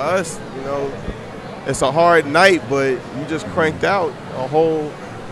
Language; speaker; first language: English; native; English